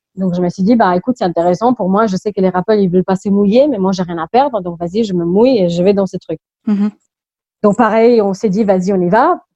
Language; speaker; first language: French; early bilingual, other home language; English